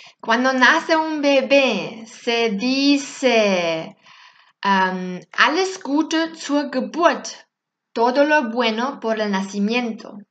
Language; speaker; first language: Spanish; non-native, fluent; German